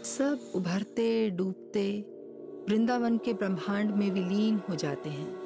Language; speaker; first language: Hindi; native; Hindi